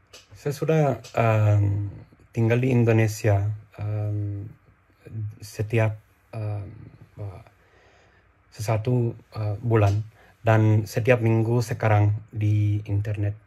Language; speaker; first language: Indonesian; non-native, learner; English